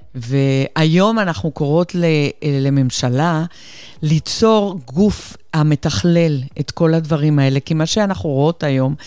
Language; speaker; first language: Hebrew; non-native, fluent; Spanish